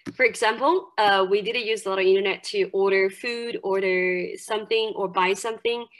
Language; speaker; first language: English; non-native, fluent; Chinese